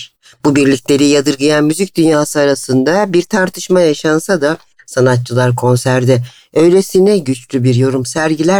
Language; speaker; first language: Turkish; native; Turkish